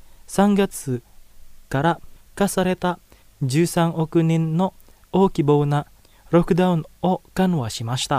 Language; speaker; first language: Japanese; non-native, fluent; Indonesian